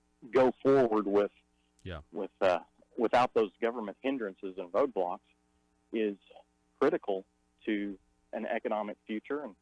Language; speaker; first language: English; native; English